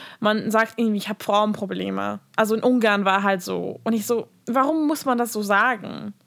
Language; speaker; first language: German; non-native, fluent; Hungarian